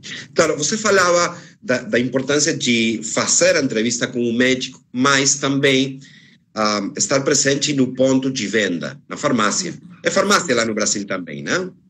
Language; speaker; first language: Portuguese; non-native, fluent; Spanish